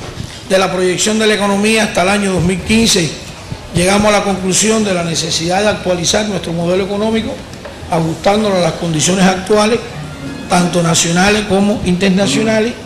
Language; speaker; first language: Spanish; native; Spanish